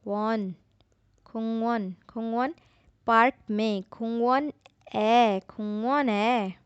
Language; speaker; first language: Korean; non-native, fluent; Urdu